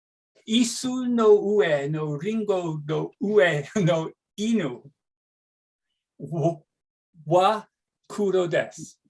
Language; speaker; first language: Japanese; non-native, learner; English